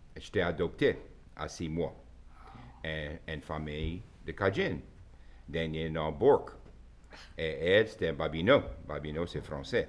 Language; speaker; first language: French; native; French